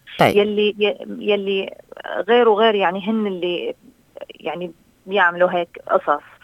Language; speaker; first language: Arabic; non-native, local second language; Assyrian Neo-Aramaic